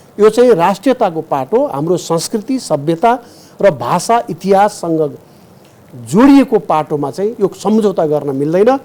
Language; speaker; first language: Nepali; native; Nepali